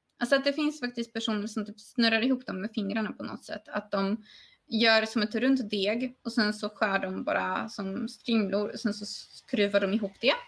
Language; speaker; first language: Swedish; non-native, fluent; Polish